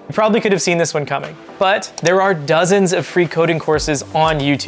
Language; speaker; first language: English; native; English